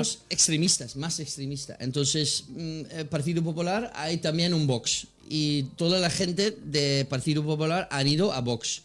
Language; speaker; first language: Spanish; non-native, fluent; Dutch